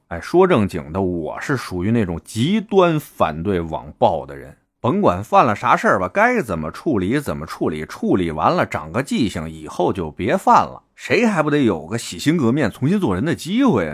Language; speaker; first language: Chinese; native; Chinese